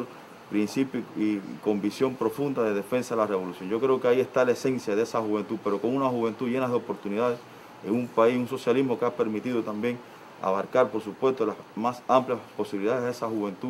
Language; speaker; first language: Spanish; native; Spanish